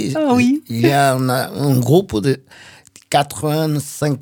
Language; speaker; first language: French; non-native, fluent; Portuguese